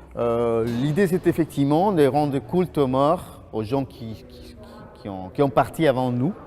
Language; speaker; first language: French; non-native, fluent; Spanish